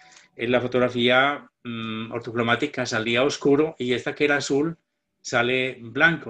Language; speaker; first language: Spanish; native; Spanish